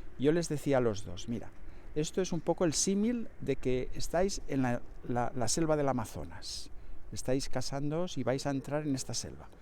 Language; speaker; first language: Spanish; native; Spanish